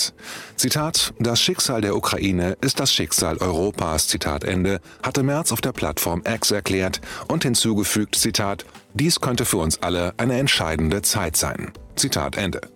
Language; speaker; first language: German; native; German